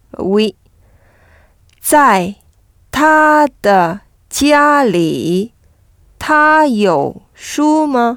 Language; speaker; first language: Chinese; non-native, learner; French